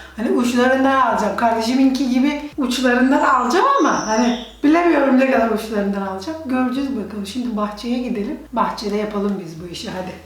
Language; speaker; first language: Turkish; native; Turkish